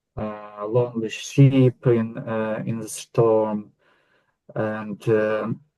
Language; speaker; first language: English; non-native, learner; Ukrainian